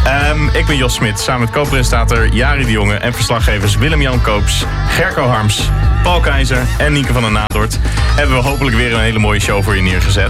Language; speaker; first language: Dutch; native; Dutch